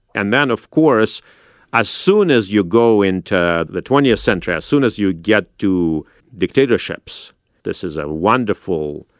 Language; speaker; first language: English; non-native, fluent; Russian